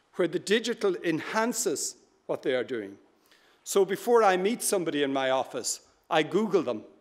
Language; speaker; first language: English; native; English